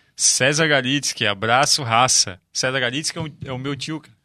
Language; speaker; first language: Portuguese; native; Portuguese